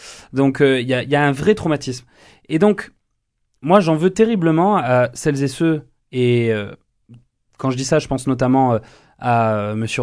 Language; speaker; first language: French; native; French